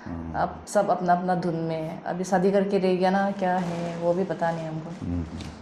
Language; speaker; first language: Hindi; non-native, local second language; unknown